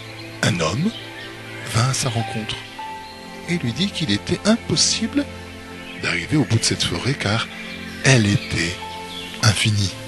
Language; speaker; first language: French; native; French